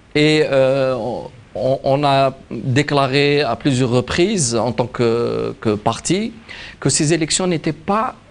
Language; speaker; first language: French; non-native, local second language; Arabic